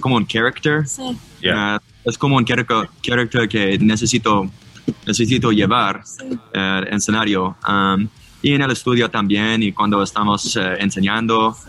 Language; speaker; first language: Spanish; non-native, learner; English